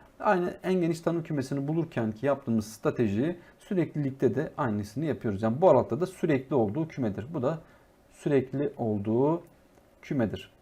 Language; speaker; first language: Turkish; native; Turkish